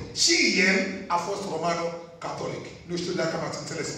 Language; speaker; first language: Romanian; non-native, fluent; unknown